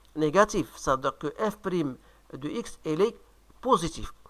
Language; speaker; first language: French; non-native, local second language; Arabic